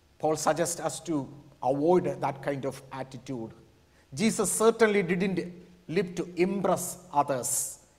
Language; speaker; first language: English; non-native, local second language; Malayalam